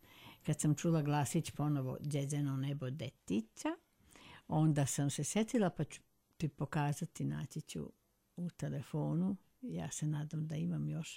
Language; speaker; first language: Serbian; native; Serbian